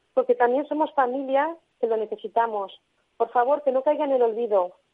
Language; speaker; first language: Spanish; native; Spanish